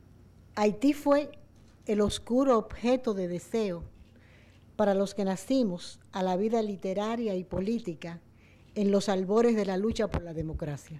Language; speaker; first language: Spanish; native; Spanish